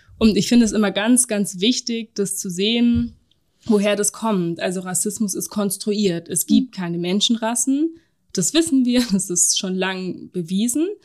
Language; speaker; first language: German; native; German